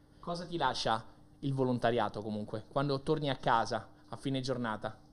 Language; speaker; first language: Italian; native; Italian